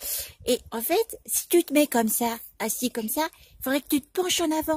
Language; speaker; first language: French; native; French